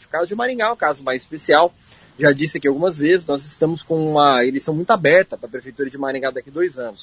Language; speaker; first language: Portuguese; native; Portuguese